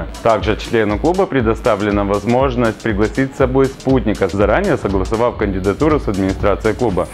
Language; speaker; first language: Russian; native; Russian